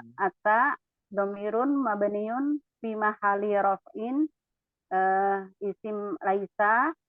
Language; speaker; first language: Arabic; non-native, learner; Indonesian